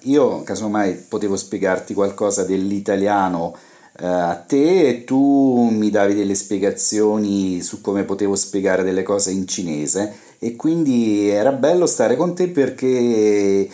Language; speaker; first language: Italian; native; Italian